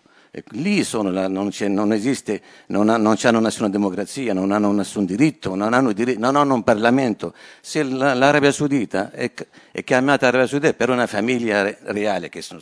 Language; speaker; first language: Italian; non-native, fluent; Arabic